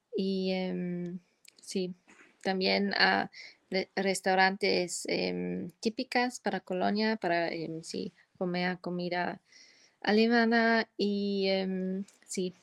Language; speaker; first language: Spanish; non-native, learner; German